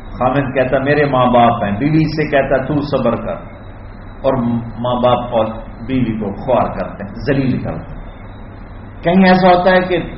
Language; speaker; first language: Urdu; native; Urdu